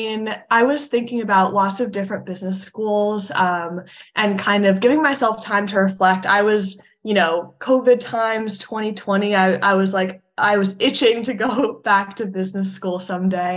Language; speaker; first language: English; native; English